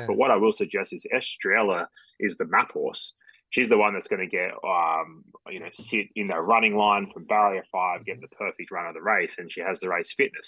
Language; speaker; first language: English; native; English